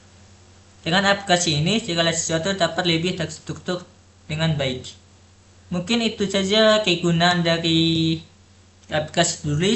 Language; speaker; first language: Indonesian; native; Indonesian